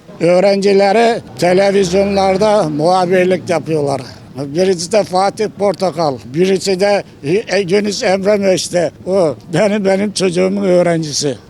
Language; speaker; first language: Turkish; native; Turkish